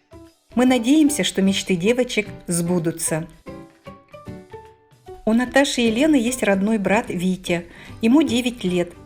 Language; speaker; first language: Russian; native; Russian